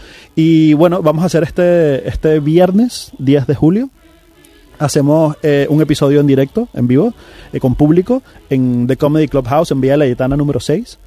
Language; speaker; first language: Spanish; native; Spanish